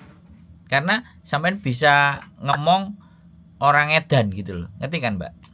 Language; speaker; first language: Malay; non-native, local second language; Javanese